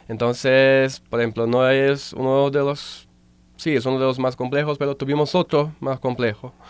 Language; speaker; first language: Spanish; non-native, fluent; Portuguese